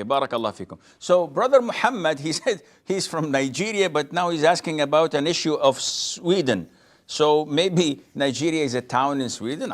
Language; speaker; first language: English; non-native, fluent; Arabic